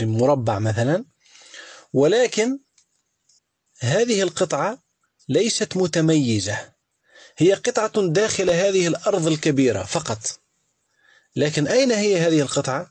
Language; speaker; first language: Arabic; native; Arabic